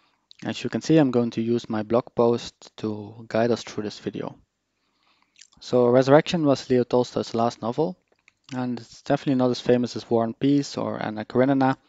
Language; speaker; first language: English; non-native, fluent; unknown